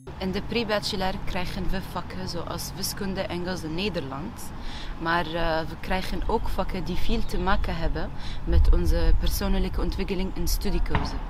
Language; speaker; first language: Dutch; non-native, fluent; Arabic